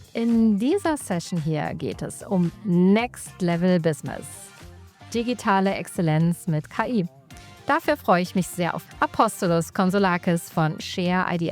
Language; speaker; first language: German; native; German